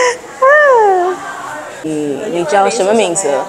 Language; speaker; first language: Chinese; non-native, learner; English